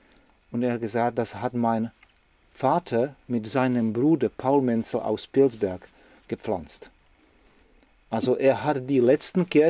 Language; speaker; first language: German; non-native, fluent; Czech